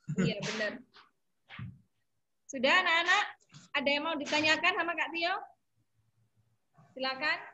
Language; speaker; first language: Indonesian; native; Indonesian